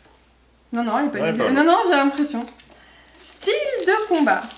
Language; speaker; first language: French; native; French